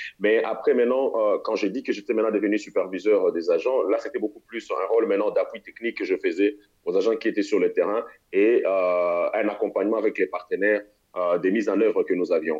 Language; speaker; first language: French; non-native, local second language; Lingala